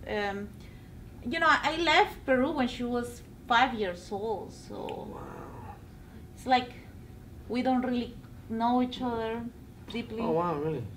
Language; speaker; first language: English; non-native, fluent; Spanish